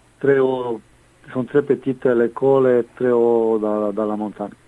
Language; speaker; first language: French; non-native, fluent; Romanian